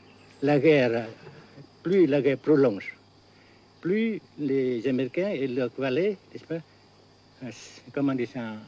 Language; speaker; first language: French; non-native, local second language; Vietnamese